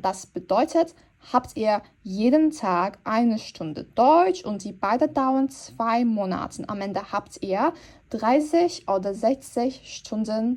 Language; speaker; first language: German; non-native, fluent; Turkish